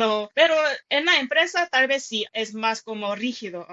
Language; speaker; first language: Spanish; non-native, fluent; Korean